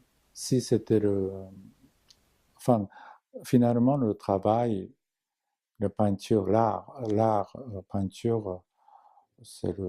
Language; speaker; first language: French; non-native, fluent; Japanese